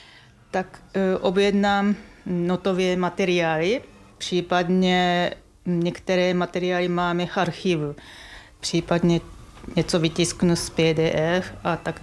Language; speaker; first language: Czech; non-native, fluent; Japanese